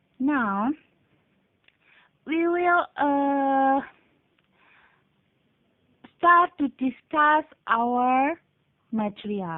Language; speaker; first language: English; non-native, fluent; Indonesian